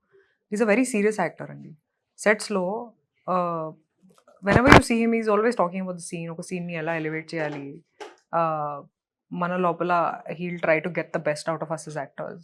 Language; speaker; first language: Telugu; non-native, local second language; Hindi